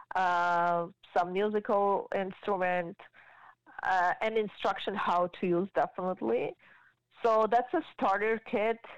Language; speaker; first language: English; non-native, fluent; Georgian